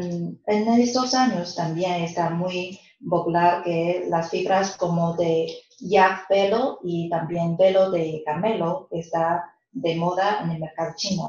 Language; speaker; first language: Spanish; non-native, fluent; Chinese